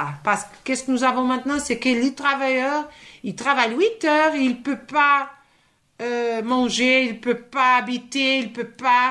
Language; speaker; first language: French; non-native, fluent; Portuguese